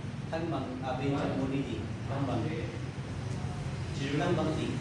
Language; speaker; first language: Vietnamese; non-native, learner; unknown